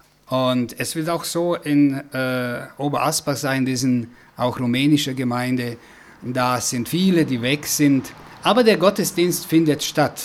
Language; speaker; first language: German; non-native, fluent; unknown